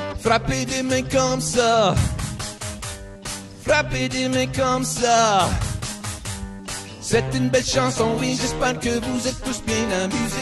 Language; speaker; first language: French; non-native, fluent; English